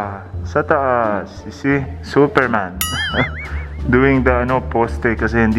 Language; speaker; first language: Filipino; non-native, learner; Arabic